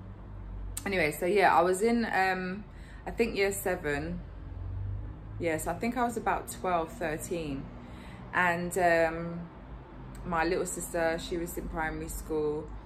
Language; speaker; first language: English; native; English